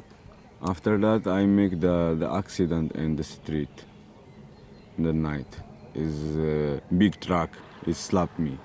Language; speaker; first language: English; non-native, learner; Arabic